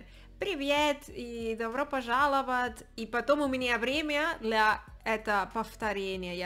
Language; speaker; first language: Russian; non-native, learner; Spanish